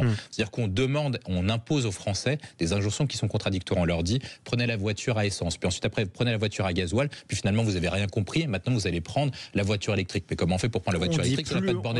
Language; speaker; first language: French; native; French